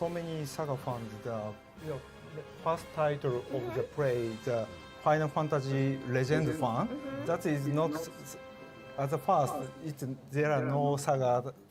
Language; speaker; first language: English; non-native, learner; Japanese